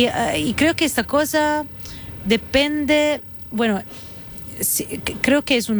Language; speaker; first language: Spanish; non-native, fluent; Italian